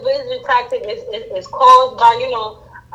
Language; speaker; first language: English; early bilingual, other home language; Spanish